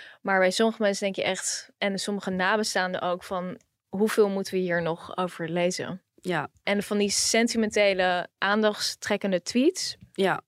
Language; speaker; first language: Dutch; native; Dutch